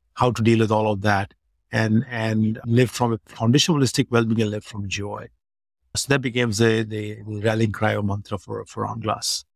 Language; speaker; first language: English; non-native, local second language; Hindi